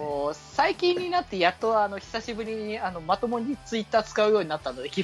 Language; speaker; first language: Japanese; native; Japanese